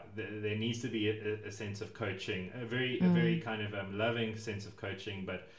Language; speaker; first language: English; native; English